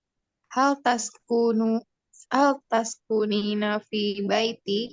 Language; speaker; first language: Arabic; non-native, learner; Indonesian